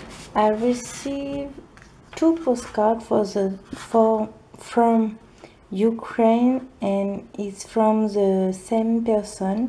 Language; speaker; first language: English; non-native, learner; French